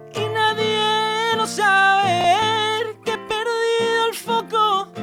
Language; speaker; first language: Spanish; native; Spanish